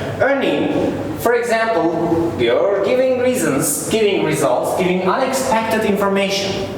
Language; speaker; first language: English; non-native, fluent; Turkish